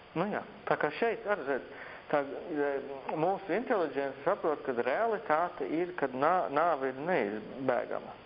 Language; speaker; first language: Latvian; early bilingual, heritage; Latvian